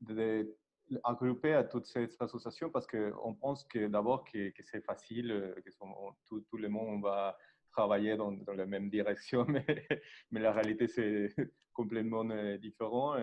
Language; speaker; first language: French; non-native, learner; Spanish